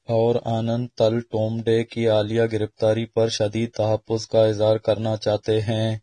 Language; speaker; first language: Urdu; non-native, local second language; Baluchi